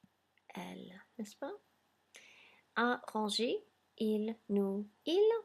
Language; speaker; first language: French; non-native, fluent; English